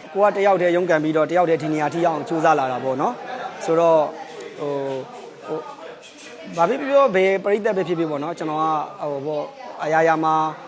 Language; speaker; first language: Burmese; non-native, local second language; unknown